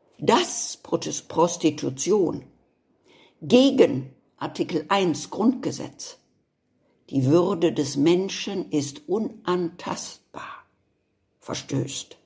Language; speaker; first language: German; native; German